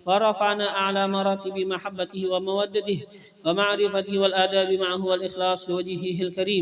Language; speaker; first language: Arabic; non-native, fluent; Indonesian